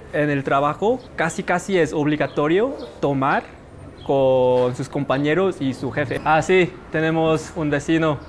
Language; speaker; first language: Spanish; non-native, fluent; Korean